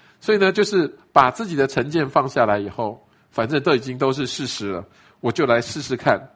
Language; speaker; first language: Chinese; native; Chinese